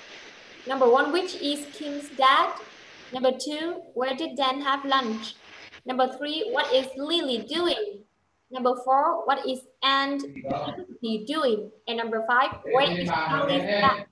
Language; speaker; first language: English; non-native, fluent; Vietnamese